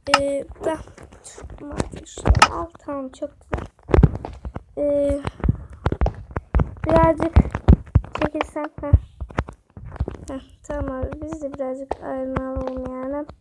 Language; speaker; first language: Turkish; native; Turkish